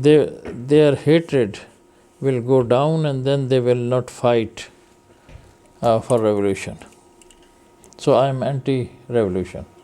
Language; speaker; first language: English; non-native, fluent; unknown